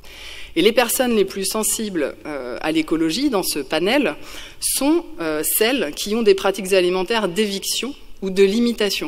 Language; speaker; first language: French; native; French